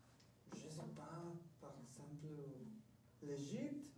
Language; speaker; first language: French; non-native, learner; Spanish